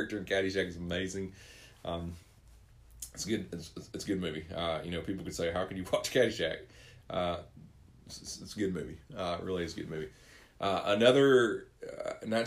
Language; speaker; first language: English; native; English